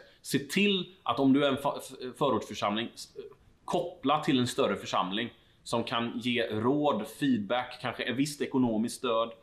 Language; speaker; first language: Swedish; native; Swedish